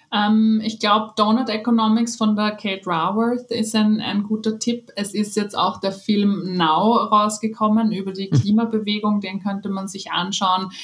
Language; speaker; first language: German; native; German